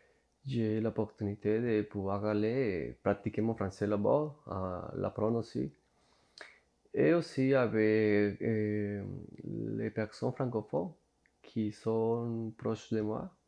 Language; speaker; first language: French; non-native, learner; Spanish